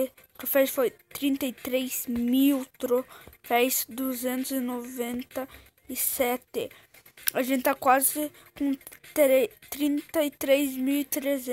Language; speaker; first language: Portuguese; native; Portuguese